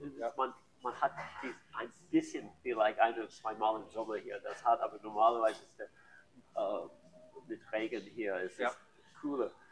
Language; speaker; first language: German; non-native, learner; English